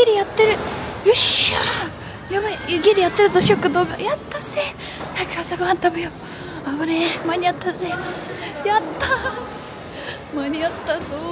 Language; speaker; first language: Japanese; native; Japanese